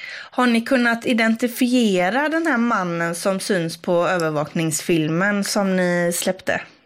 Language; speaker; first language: Swedish; native; Swedish